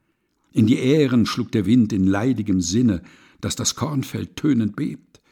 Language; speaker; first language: German; native; German